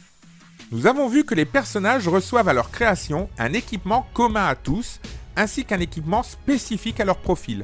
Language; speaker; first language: French; native; French